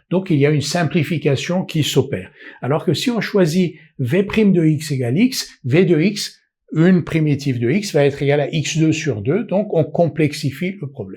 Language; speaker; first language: French; native; French